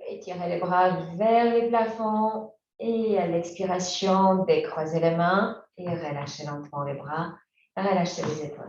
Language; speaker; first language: French; native; French